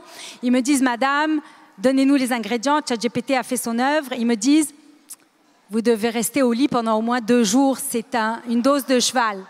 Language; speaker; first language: French; native; French